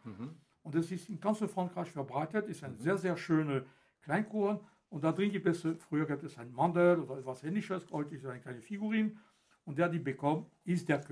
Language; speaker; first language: German; non-native, fluent; French